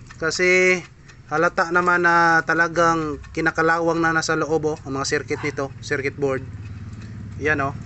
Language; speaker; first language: Filipino; non-native, local second language; Cebuano